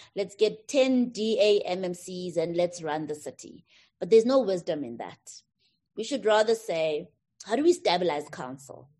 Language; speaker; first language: English; non-native, local second language; Tswana